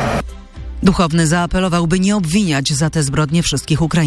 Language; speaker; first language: Polish; native; Polish